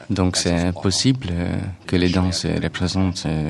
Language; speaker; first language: French; non-native, fluent; Hungarian